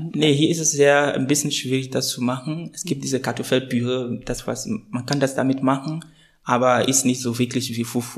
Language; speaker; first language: German; non-native, fluent; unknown